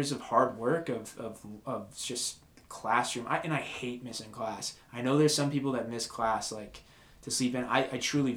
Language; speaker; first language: English; native; English